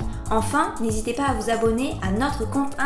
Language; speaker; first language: French; native; French